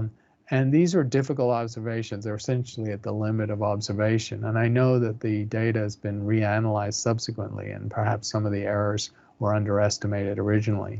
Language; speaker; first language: English; native; English